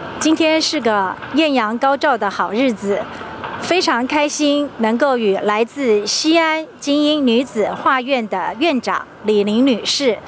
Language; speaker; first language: Chinese; native; Chinese